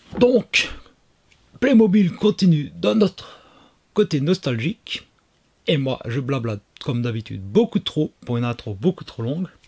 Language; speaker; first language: French; native; French